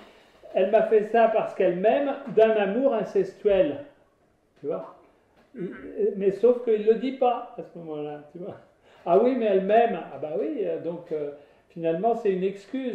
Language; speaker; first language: French; native; French